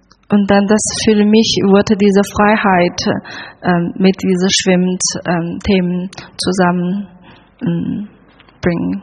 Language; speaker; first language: German; non-native, learner; Chinese